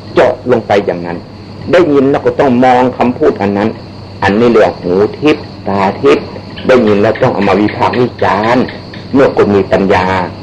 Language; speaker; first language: Thai; native; Thai